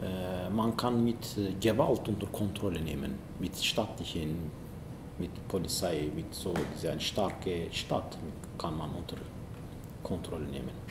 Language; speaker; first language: German; non-native, learner; Zaza